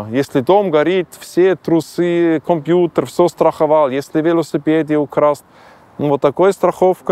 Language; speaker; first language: Russian; non-native, learner; German